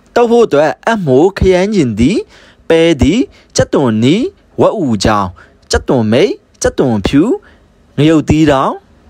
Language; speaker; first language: Burmese; native; Burmese